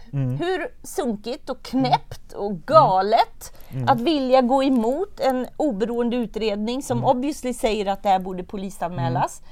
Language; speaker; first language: Swedish; early bilingual, other home language; German